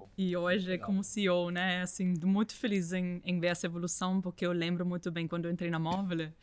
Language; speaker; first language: Portuguese; non-native, fluent; German